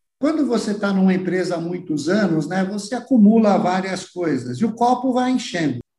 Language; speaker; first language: Portuguese; early bilingual, other home language; Italian